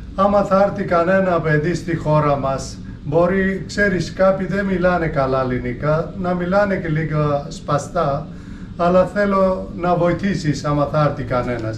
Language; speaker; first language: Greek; non-native, fluent; Punjabi